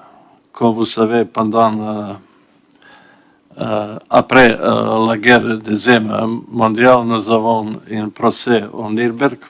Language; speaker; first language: French; non-native, learner; Bosnian